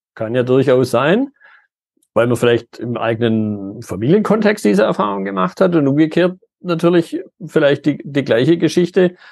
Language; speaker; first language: German; native; German